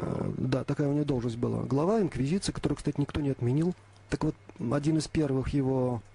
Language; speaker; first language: Russian; native; Russian